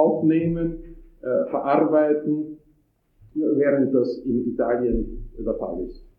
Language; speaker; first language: German; non-native, fluent; Italian